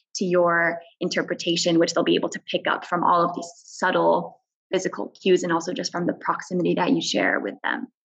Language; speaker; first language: English; native; English